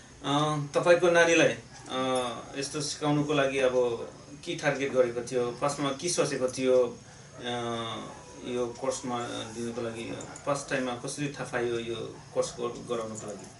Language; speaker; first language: Nepali; non-native, local second language; Bodo